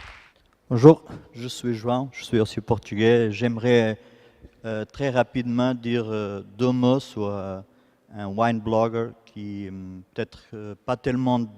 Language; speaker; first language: French; non-native, fluent; Portuguese